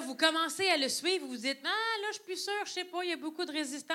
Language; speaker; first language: French; native; French